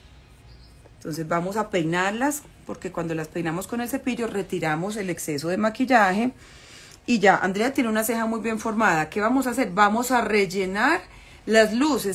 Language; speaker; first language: Spanish; native; Spanish